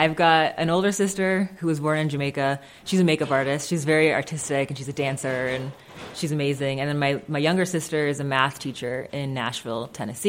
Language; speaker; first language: English; native; English